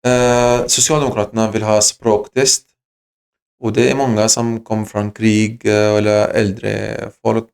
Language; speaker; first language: Swedish; non-native, fluent; Arabic